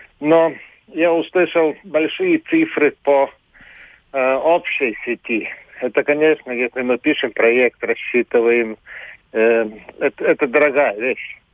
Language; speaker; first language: Russian; non-native, local second language; Latvian